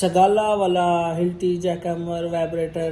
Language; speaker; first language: Arabic; non-native, learner; Urdu